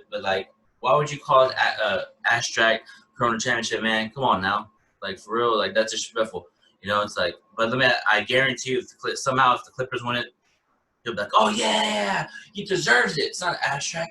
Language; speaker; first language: English; native; English